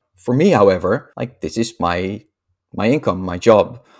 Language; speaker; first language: English; non-native, fluent; Dutch